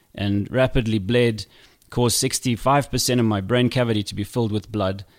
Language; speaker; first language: English; native; English